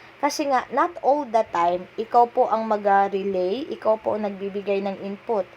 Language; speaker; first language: Filipino; non-native, local second language; Cebuano